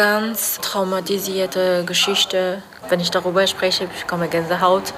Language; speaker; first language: German; non-native, fluent; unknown